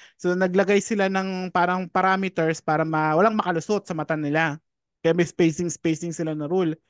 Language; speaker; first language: Filipino; native; Filipino